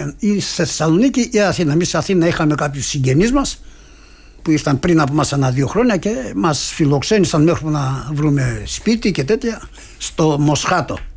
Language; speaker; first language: Greek; early bilingual, other home language; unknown